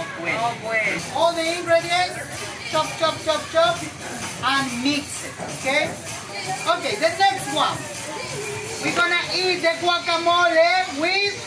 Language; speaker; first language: English; non-native, fluent; Spanish